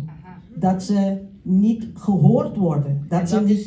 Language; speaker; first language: Dutch; non-native, local second language; Papiamento